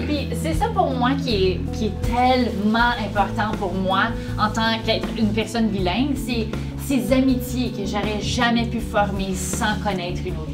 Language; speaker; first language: French; non-native, local second language; English